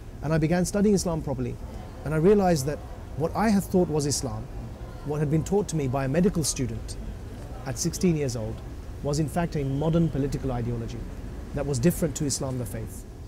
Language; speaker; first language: English; early bilingual, other home language; Urdu